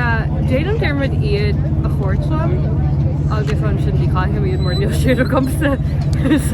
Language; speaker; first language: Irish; non-native, learner; English